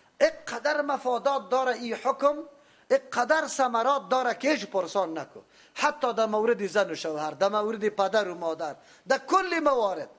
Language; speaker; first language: Persian; native; Persian